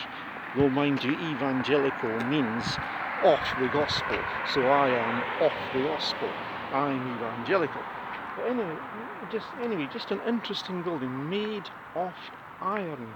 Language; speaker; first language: English; native; English